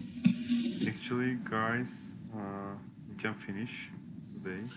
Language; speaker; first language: English; non-native, learner; Turkish